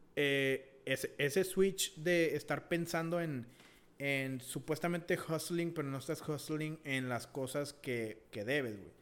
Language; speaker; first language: Spanish; early bilingual, heritage; Spanish